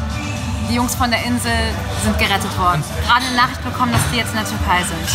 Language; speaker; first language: German; native; German